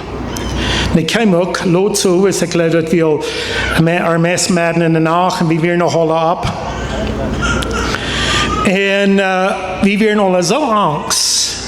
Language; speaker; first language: German; non-native, learner; Plautdietsch